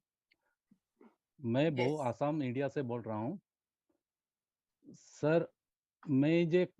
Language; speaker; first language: Hindi; non-native, local second language; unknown